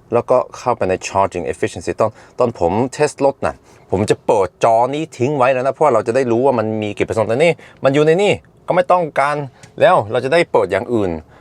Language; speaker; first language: Thai; early bilingual, heritage; Thai